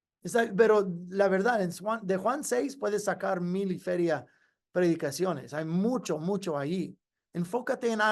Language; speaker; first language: Spanish; non-native, fluent; English